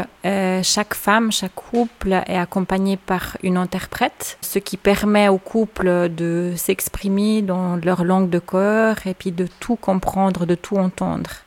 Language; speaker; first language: French; native; French